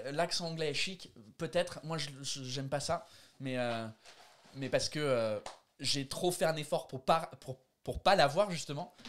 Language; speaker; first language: French; non-native, fluent; English